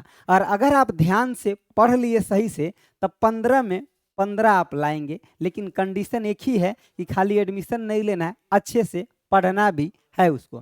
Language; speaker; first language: Hindi; native; Hindi